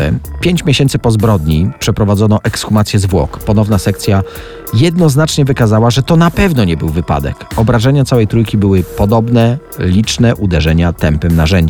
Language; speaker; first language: Polish; native; Polish